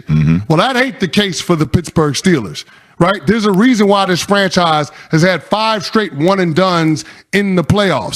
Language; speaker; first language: English; native; English